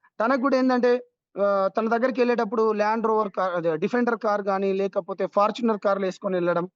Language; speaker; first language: Telugu; non-native, local second language; Lambadi